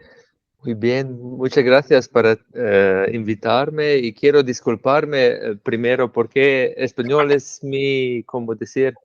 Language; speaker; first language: Spanish; non-native, fluent; Slovenian